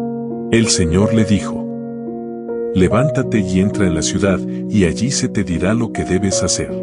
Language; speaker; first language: Spanish; native; Spanish